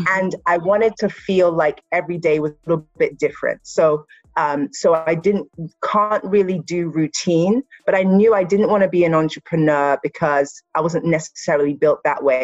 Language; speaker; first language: English; native; English